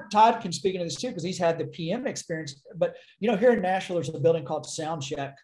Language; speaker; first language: English; native; English